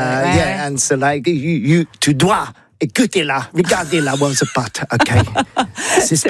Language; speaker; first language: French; non-native, learner; English